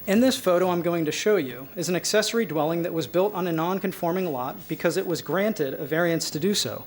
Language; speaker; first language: English; native; English